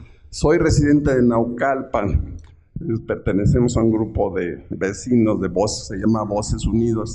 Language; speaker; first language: Spanish; native; Spanish